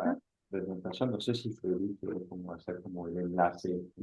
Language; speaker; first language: Spanish; non-native, fluent; French